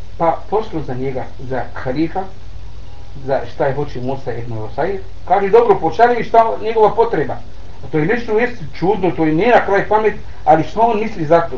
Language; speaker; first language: Bosnian; non-native, learner; Arabic